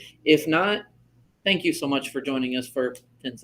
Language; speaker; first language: English; native; English